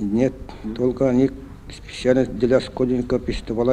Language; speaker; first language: Russian; non-native, local second language; Yakut